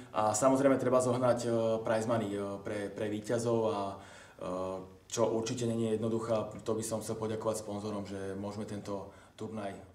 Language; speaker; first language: Slovak; native; Slovak